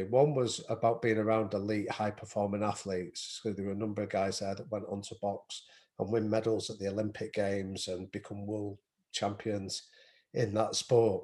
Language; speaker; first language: English; native; English